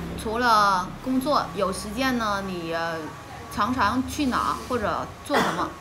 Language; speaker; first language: Chinese; non-native, fluent; Vietnamese